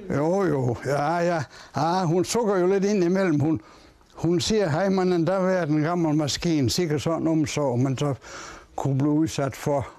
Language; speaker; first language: Danish; native; Danish